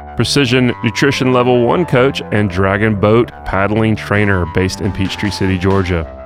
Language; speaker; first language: English; non-native, fluent; Serbian